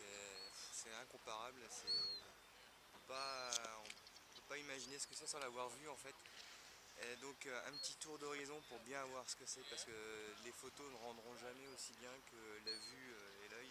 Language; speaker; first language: French; native; French